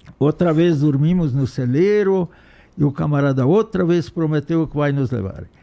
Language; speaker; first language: Portuguese; non-native, fluent; Hungarian